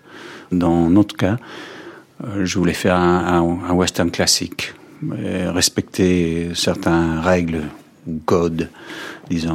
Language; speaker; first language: French; non-native, fluent; Danish